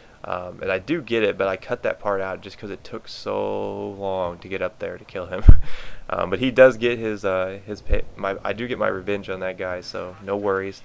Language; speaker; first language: English; native; English